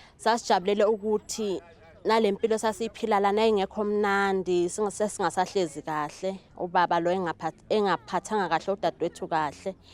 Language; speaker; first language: Zulu; native; Zulu